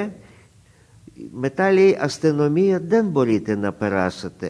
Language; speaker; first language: Greek; non-native, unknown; Russian